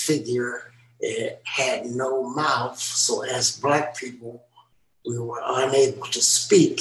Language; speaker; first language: English; native; English